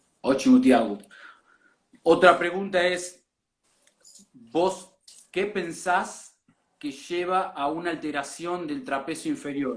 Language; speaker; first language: Portuguese; non-native, learner; Spanish